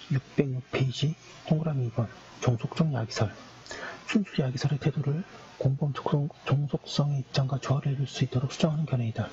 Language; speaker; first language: Korean; native; Korean